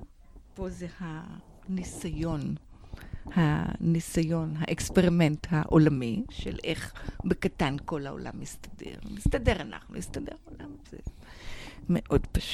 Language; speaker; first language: Hebrew; non-native, fluent; English